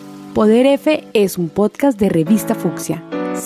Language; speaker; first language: Spanish; native; Spanish